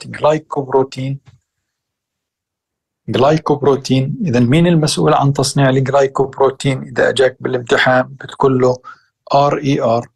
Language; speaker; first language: Arabic; native; Arabic